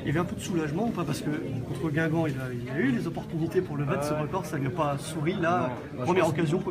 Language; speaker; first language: French; native; French